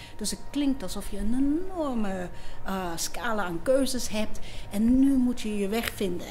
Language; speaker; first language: Dutch; non-native, fluent; English